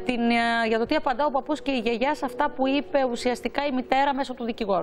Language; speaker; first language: Greek; native; Greek